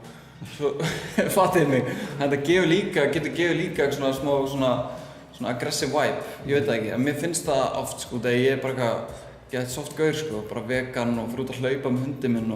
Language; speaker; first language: Icelandic; native; Icelandic